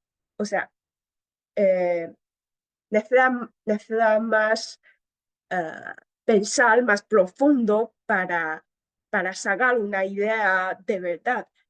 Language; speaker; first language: Spanish; non-native, learner; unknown